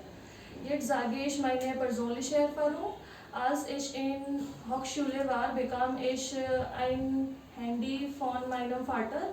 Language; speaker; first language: German; non-native, learner; Hindi